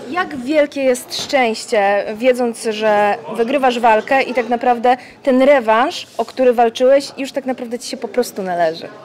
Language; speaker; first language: Polish; native; Polish